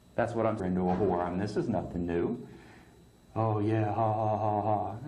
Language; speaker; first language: English; native; English